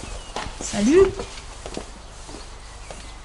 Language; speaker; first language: French; non-native, learner; Indonesian